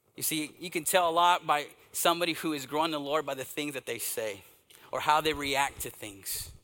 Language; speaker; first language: English; native; English